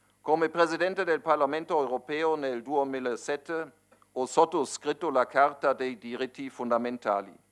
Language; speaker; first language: Italian; non-native, fluent; German